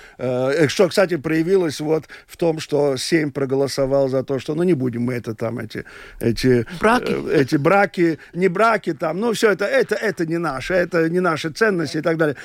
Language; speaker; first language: Russian; non-native, local second language; Latvian